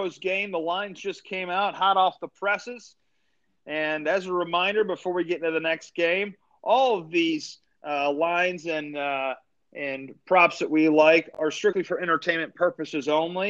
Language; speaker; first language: English; native; English